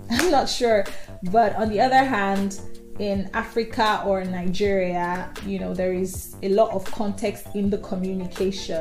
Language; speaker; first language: English; non-native, local second language; Yoruba